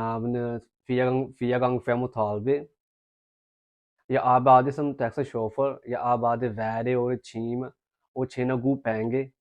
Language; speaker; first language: Swedish; non-native, learner; Urdu